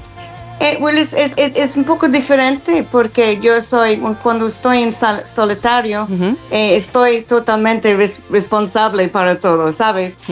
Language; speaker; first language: Spanish; non-native, fluent; English